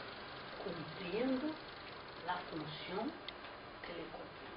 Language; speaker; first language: Spanish; non-native, fluent; Portuguese